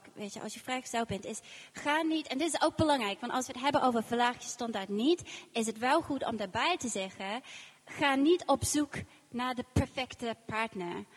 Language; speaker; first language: Dutch; non-native, fluent; English